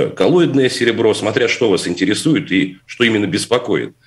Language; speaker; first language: Russian; native; Russian